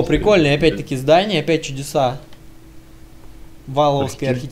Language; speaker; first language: Russian; native; Russian